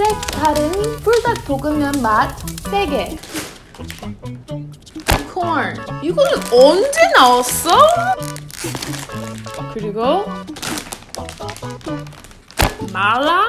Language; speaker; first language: Korean; non-native, fluent; English